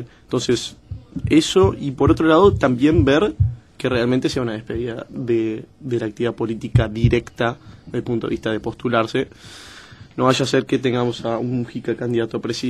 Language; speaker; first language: Spanish; native; Spanish